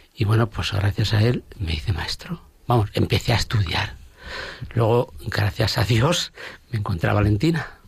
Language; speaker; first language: Spanish; native; Spanish